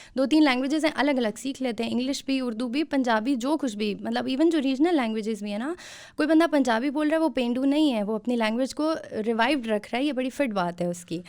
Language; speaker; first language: Urdu; native; Urdu